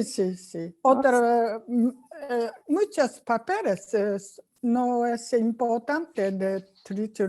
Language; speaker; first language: Spanish; non-native, learner; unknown